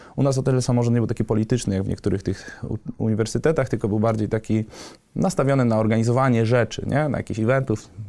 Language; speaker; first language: Polish; native; Polish